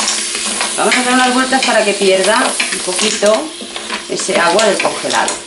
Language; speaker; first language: Spanish; native; Spanish